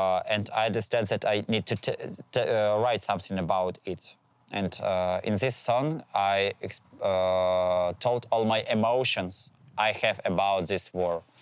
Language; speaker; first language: English; non-native, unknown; Ukrainian